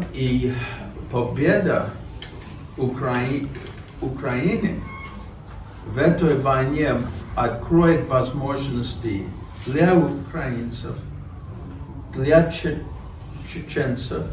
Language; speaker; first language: Russian; non-native, fluent; English